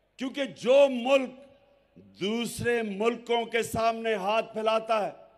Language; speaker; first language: Urdu; native; Urdu